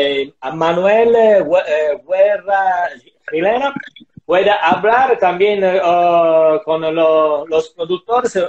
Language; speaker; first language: Spanish; non-native, learner; Italian